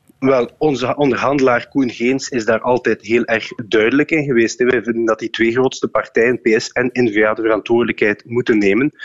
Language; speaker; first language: Dutch; native; Dutch